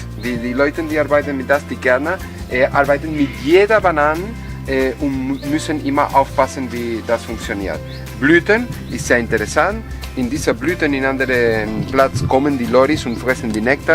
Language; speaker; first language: German; non-native, fluent; Spanish